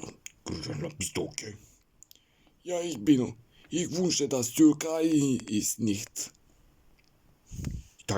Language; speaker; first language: German; non-native, learner; Bulgarian